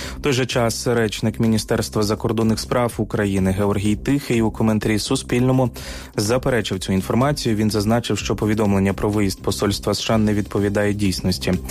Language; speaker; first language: Ukrainian; native; Ukrainian